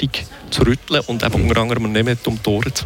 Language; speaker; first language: German; native; German